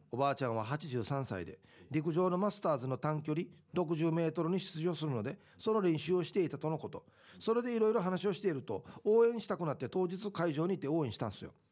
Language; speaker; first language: Japanese; native; Japanese